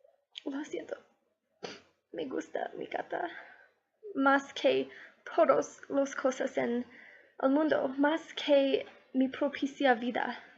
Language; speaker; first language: Spanish; non-native, learner; English